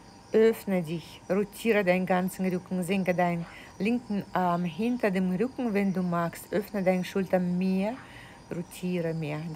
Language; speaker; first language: German; non-native, fluent; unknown